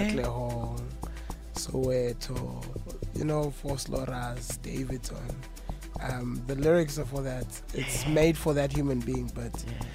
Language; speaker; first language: English; non-native, local second language; Zulu